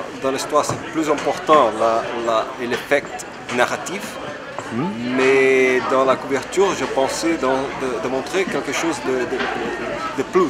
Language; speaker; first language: French; non-native, fluent; Portuguese